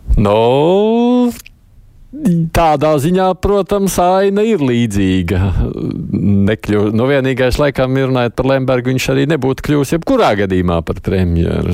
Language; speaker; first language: Latvian; native; Latvian